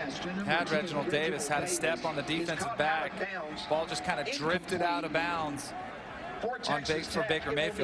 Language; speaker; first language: English; native; English